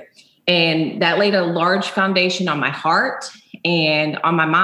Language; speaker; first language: English; native; English